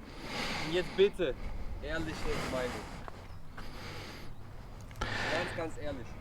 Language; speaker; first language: German; early bilingual, heritage; Russian